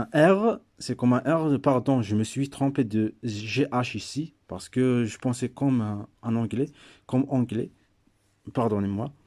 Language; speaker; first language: French; non-native, local second language; Berber languages